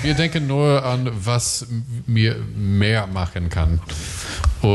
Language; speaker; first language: German; non-native, learner; English